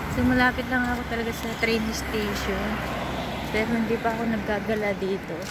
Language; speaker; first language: Filipino; non-native, local second language; Iloko